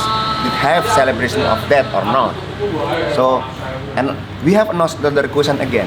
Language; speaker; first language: English; non-native, learner; Indonesian